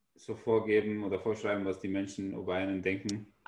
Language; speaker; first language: German; non-native, fluent; Arabic